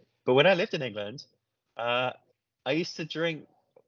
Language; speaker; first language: English; native; English